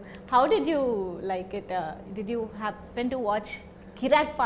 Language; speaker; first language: Telugu; native; Telugu